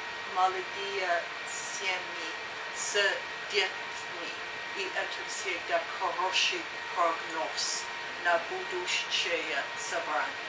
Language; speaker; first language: Russian; non-native, learner; English